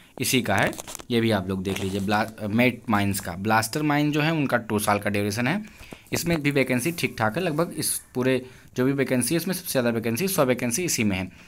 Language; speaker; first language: Hindi; native; Hindi